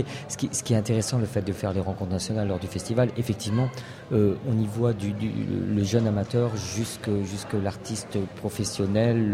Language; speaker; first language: French; native; French